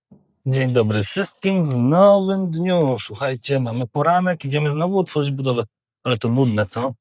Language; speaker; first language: Polish; native; Polish